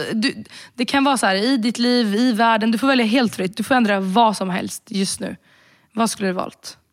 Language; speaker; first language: Swedish; early bilingual, other home language; Romany